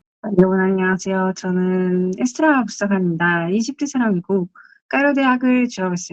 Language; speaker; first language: Korean; non-native, learner; Arabic